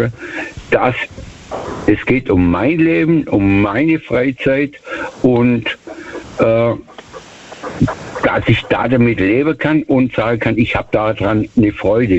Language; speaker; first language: German; native; German